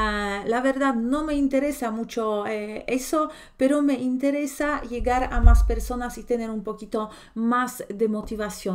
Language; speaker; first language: Spanish; non-native, fluent; Polish